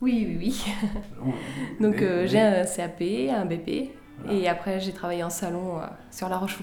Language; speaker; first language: French; native; French